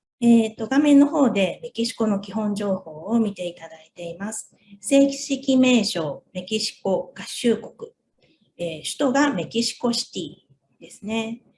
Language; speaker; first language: Japanese; non-native, fluent; Spanish